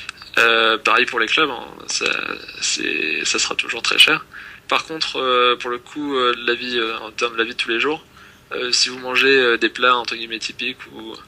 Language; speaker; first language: French; native; French